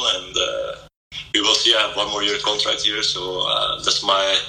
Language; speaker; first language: English; non-native, fluent; Dutch